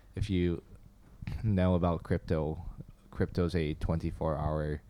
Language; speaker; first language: English; non-native, fluent; Chinese